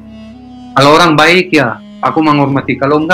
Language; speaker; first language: Indonesian; non-native, fluent; Hebrew